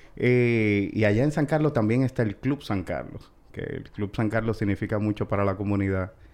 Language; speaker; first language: Spanish; native; Spanish